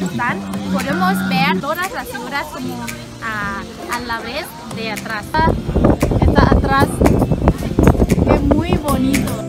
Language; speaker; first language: Spanish; non-native, learner; Thai